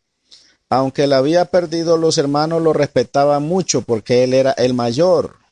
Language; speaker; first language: Spanish; native; Spanish